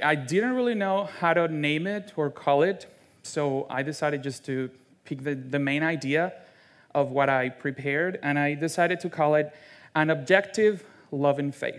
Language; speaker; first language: English; non-native, fluent; Spanish